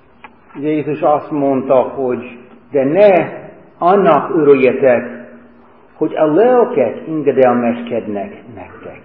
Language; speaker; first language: Hungarian; non-native, fluent; English